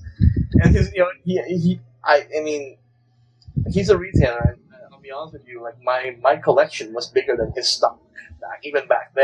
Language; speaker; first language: English; non-native, local second language; Filipino